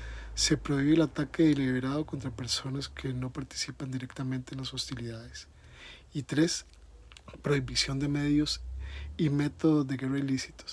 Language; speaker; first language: Spanish; native; Spanish